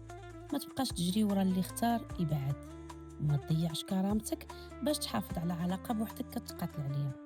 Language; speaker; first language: Arabic; native; Arabic